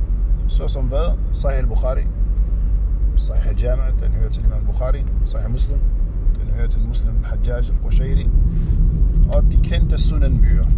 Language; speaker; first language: Danish; non-native, fluent; Arabic